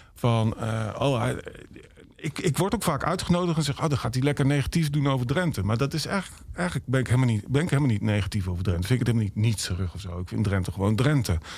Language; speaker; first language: Dutch; native; Dutch